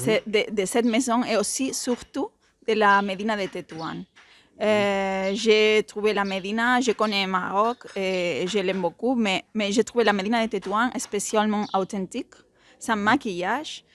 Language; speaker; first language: French; non-native, fluent; Spanish